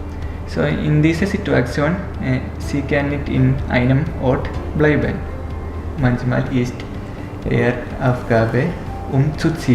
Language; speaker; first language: German; non-native, learner; Malayalam